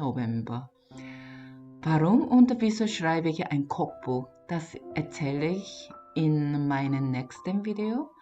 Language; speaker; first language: German; non-native, fluent; Korean